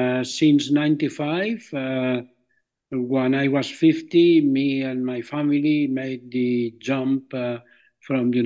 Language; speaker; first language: English; non-native, fluent; Catalan